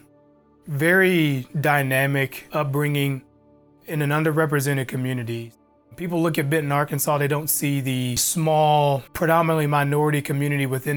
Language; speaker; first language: English; native; English